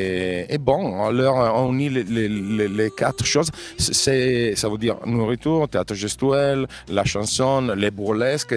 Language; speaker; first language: French; non-native, fluent; Italian